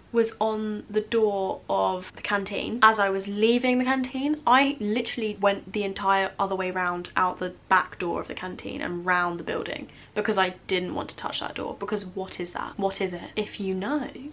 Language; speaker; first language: English; native; English